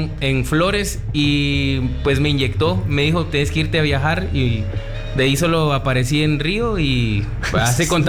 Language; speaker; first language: Spanish; native; Spanish